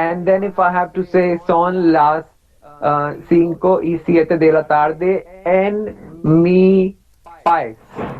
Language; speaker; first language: Spanish; non-native, learner; English